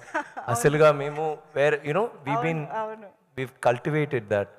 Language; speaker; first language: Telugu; non-native, learner; Tamil